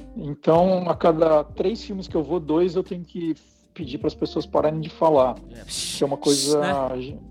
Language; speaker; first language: Portuguese; native; Portuguese